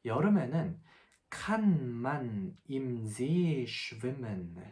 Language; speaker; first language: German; non-native, fluent; Korean